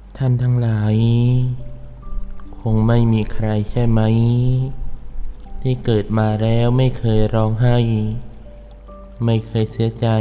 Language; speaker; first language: Thai; native; Thai